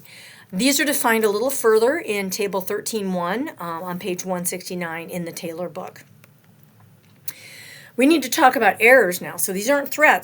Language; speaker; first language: English; native; English